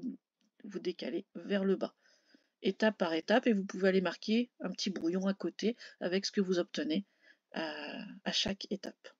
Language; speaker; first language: French; native; French